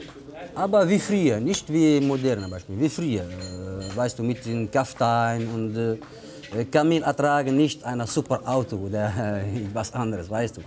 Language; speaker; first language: German; non-native, learner; Arabic